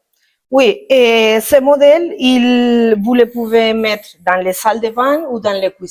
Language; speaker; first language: French; non-native, learner; Spanish